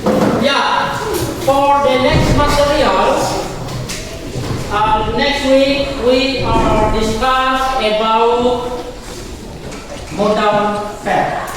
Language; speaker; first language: English; non-native, learner; Indonesian